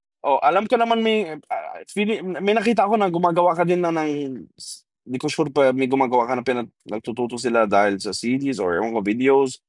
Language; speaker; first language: Filipino; non-native, fluent; Arabic